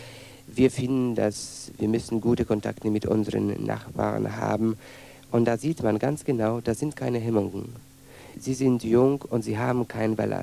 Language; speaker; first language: German; non-native, fluent; Polish